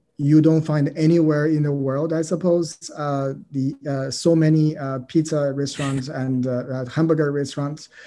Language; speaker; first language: English; non-native, fluent; Chinese